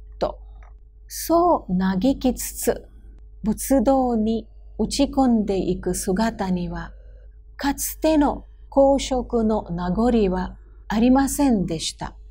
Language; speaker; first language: Japanese; non-native, fluent; Hindi